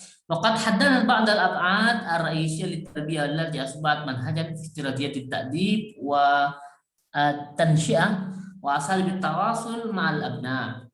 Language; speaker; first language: Arabic; non-native, learner; Indonesian